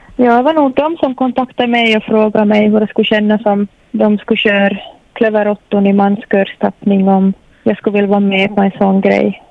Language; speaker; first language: Swedish; native; Swedish